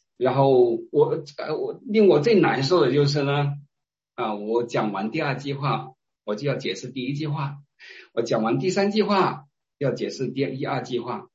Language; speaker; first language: Chinese; non-native, local second language; Hakka Chinese